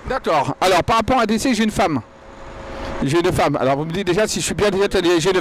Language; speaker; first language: French; native; French